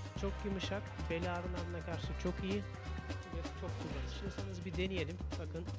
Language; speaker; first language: Turkish; early bilingual, heritage; Turkish